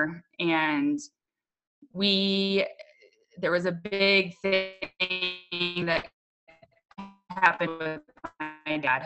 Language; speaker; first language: English; native; English